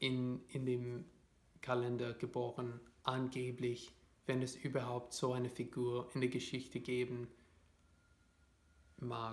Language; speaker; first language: German; non-native, fluent; English